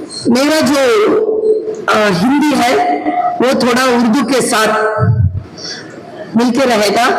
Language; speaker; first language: Hindi; non-native, local second language; Tamil